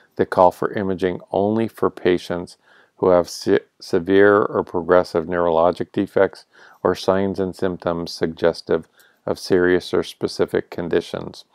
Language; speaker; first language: English; native; English